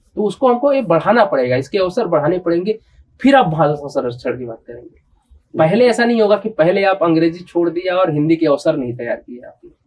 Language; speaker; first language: Hindi; native; Hindi